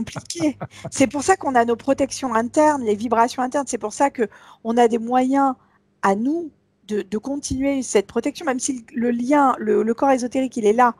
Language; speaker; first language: French; native; French